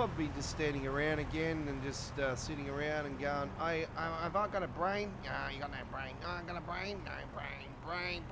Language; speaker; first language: English; native; English